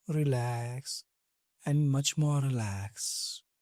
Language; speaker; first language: English; non-native, local second language; Gujarati